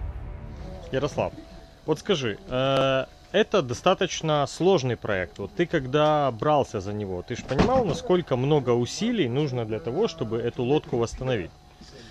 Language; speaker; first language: Russian; native; Russian